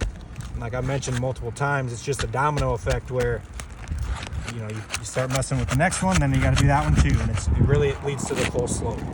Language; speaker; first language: English; native; English